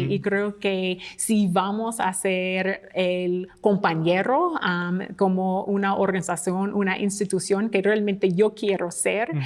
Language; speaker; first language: Spanish; non-native, fluent; English